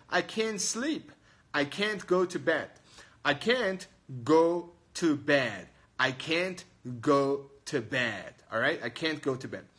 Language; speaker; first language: English; non-native, fluent; Persian